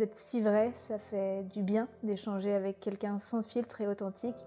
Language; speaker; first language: French; native; French